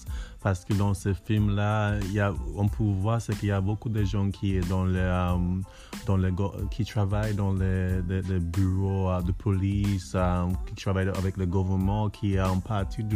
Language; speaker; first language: French; non-native, learner; English